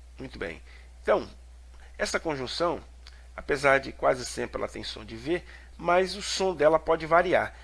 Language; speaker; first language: Portuguese; native; Portuguese